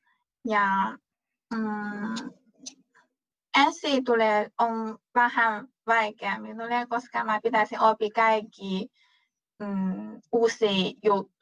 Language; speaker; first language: Finnish; non-native, learner; Chinese